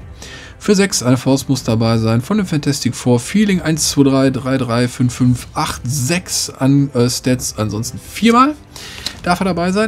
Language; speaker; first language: German; native; German